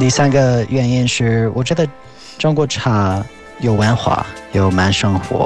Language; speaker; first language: Chinese; non-native, fluent; English